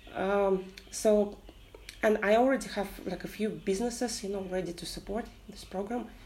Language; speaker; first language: English; non-native, fluent; Russian